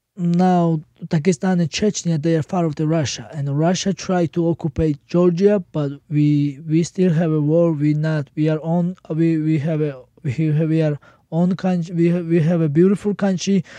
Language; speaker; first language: English; non-native, learner; Georgian